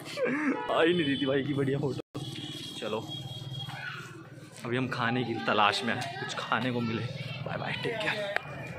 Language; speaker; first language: Hindi; native; Hindi